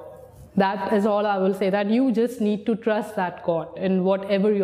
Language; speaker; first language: English; non-native, local second language; Hindi